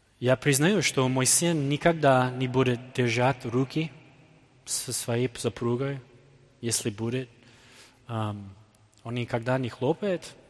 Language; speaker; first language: Russian; non-native, fluent; English